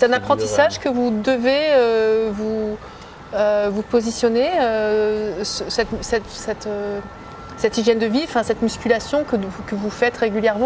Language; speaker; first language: French; native; French